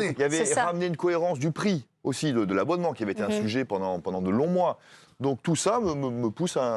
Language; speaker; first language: French; native; French